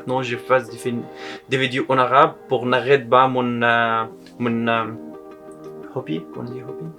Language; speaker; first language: French; non-native, learner; Arabic